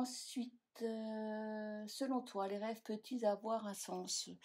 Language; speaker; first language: French; native; French